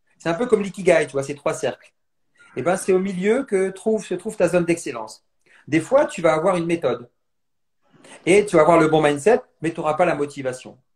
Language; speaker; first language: French; native; French